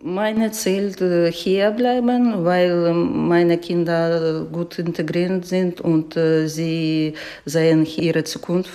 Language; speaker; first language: German; non-native, learner; Ukrainian